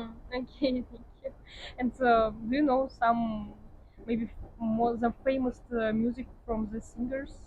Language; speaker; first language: English; non-native, fluent; Russian